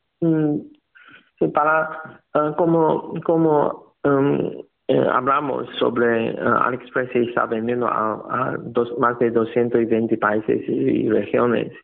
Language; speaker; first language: Spanish; non-native, learner; Chinese